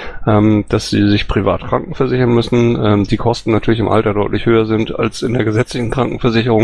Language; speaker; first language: German; native; German